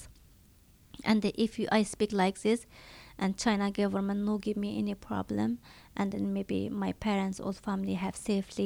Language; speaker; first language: English; non-native, learner; Chinese